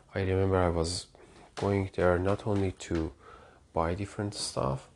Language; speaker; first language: English; non-native, fluent; Persian